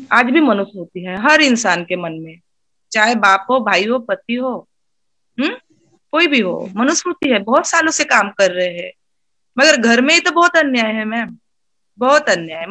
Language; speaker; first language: Hindi; non-native, local second language; Marathi